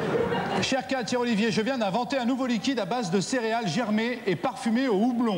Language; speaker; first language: French; native; French